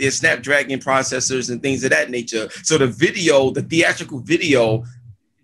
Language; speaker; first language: English; native; English